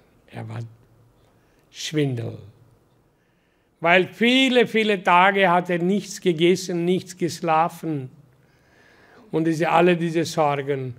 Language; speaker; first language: German; non-native, learner; Hindi